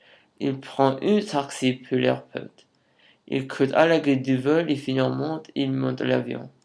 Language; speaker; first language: French; non-native, learner; English